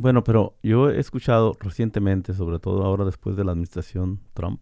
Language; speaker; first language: Spanish; native; Spanish